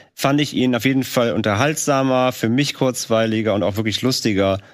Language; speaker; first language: German; native; German